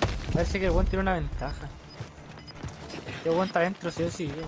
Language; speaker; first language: Spanish; native; Spanish